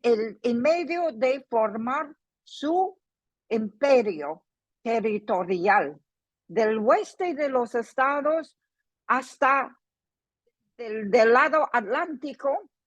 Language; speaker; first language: Spanish; non-native, fluent; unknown